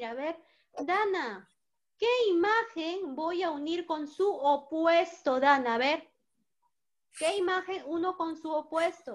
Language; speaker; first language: Spanish; native; Spanish